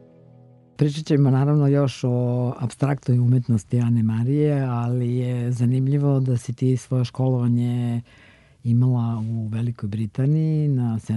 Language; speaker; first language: Serbian; native; Serbian